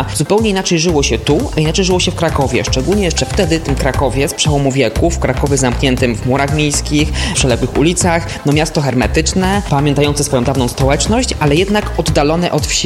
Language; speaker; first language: Polish; native; Polish